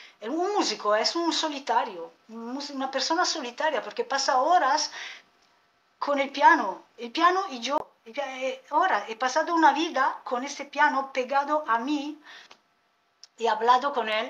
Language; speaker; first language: Spanish; non-native, fluent; Italian